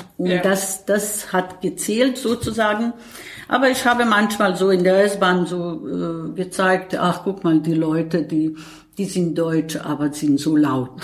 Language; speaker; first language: German; non-native, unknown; Bosnian